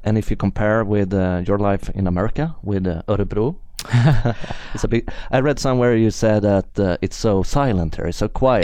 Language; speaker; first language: English; non-native, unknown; Swedish